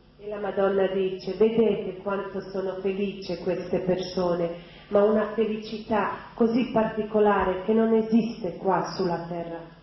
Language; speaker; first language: Italian; non-native, fluent; Croatian